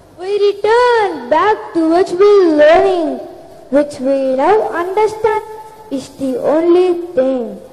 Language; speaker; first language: English; non-native, local second language; Tamil